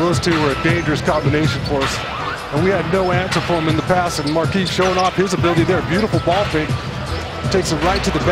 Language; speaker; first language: English; native; English